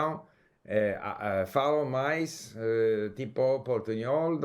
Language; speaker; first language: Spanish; non-native, learner; Portuguese